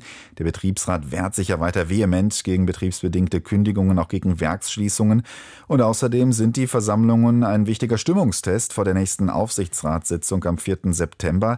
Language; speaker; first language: German; native; German